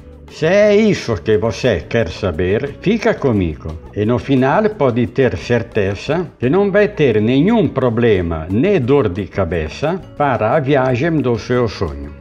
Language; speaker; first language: Portuguese; non-native, learner; Italian